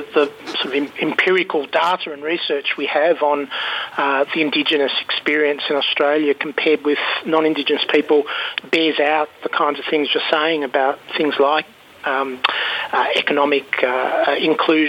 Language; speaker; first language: English; native; English